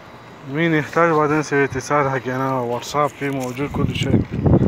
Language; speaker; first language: Arabic; non-native, learner; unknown